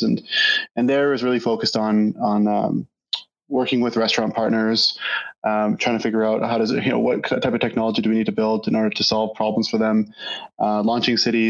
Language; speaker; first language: English; native; English